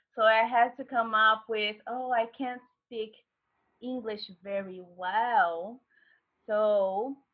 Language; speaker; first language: English; non-native, fluent; Portuguese